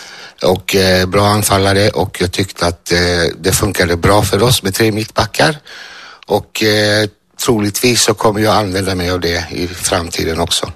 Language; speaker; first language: Swedish; early bilingual, other home language; Greek